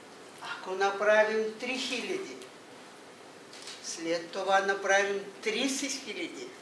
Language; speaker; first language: Bulgarian; non-native, learner; Russian